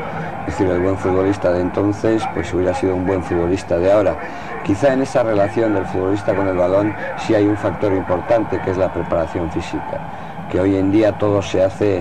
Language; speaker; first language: Spanish; native; Spanish